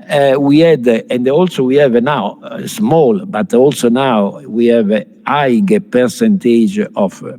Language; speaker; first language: English; non-native, fluent; Italian